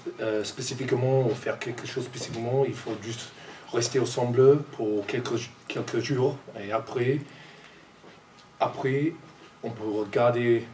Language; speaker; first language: French; non-native, fluent; English